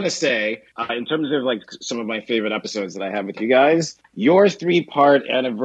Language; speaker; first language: English; non-native, local second language; Yoruba